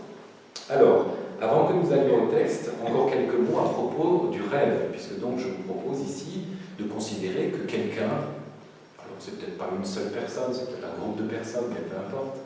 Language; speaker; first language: French; native; French